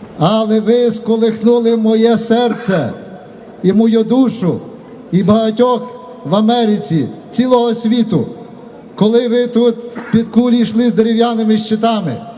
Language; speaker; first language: Ukrainian; native; Ukrainian